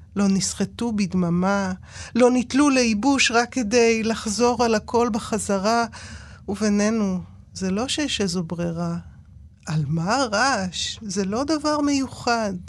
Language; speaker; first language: Hebrew; native; Hebrew